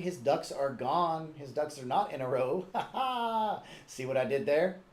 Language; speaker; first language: English; native; English